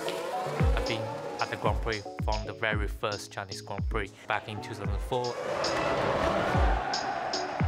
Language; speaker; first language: English; non-native, local second language; Chinese